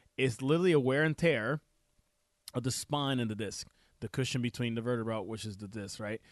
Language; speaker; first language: English; non-native, fluent; Spanish